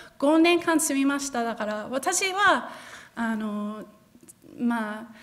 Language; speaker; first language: Japanese; non-native, fluent; English